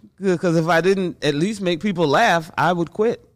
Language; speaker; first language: English; native; English